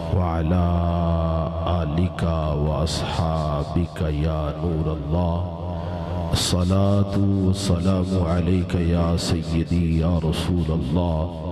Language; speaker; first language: Urdu; non-native, local second language; Punjabi